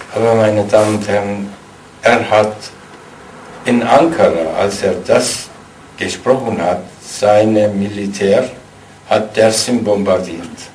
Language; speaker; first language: German; non-native, fluent; Kurdish